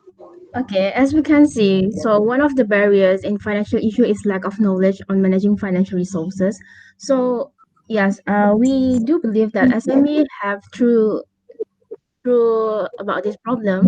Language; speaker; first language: English; non-native, local second language; Malay